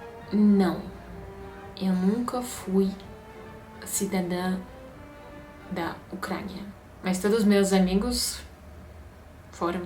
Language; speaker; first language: Portuguese; non-native, fluent; Russian